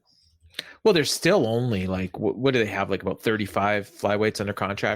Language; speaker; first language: English; native; English